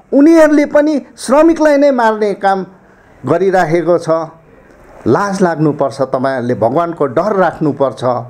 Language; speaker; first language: Nepali; native; Nepali